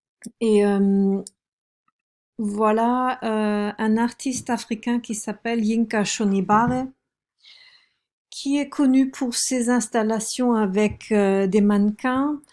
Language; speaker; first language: French; non-native, fluent; German